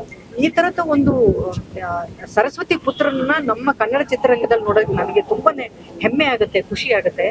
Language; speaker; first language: Kannada; native; Kannada